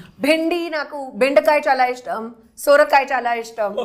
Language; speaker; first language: Telugu; non-native, fluent; Hindi